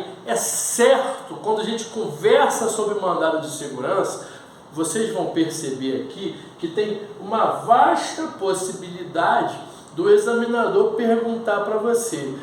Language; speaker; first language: Portuguese; native; Portuguese